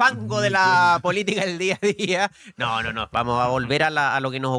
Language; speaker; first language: Spanish; native; Spanish